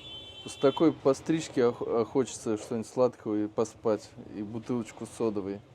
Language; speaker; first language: Russian; native; Russian